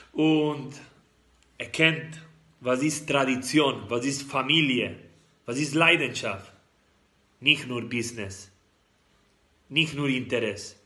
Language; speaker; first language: German; non-native, learner; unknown